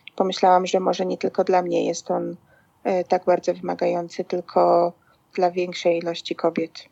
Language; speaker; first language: Polish; native; Polish